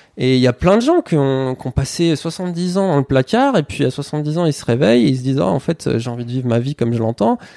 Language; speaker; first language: French; native; French